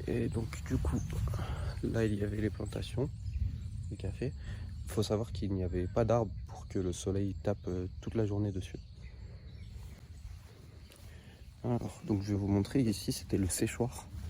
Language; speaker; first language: French; native; French